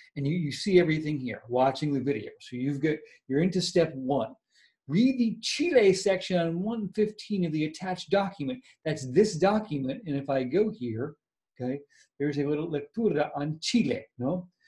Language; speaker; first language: English; native; English